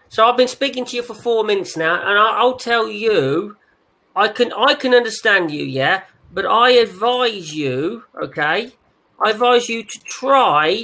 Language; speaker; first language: English; native; English